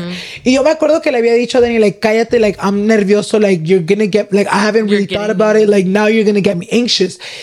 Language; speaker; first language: English; early bilingual, other home language; Spanish